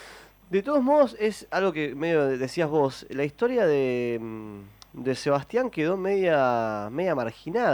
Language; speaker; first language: Spanish; native; Spanish